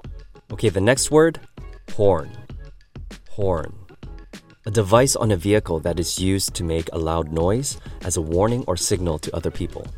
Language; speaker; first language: English; native; English